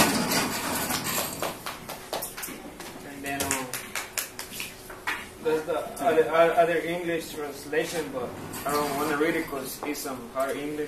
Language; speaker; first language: English; non-native, learner; Spanish